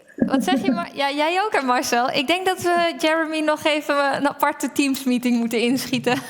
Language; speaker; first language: Dutch; native; Dutch